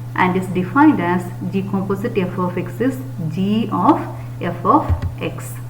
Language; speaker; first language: English; non-native, local second language; Malayalam